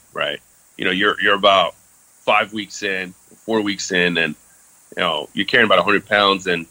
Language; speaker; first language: English; early bilingual, other home language; French